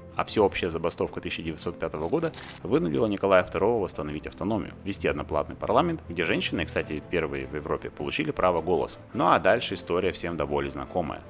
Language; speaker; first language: Russian; native; Russian